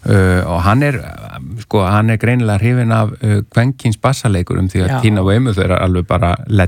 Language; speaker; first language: Icelandic; native; Icelandic